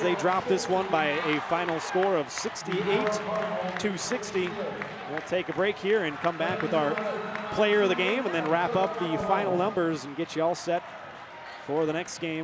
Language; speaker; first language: English; native; English